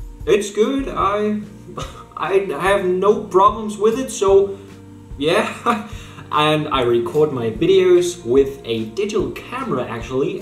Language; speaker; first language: English; non-native, fluent; German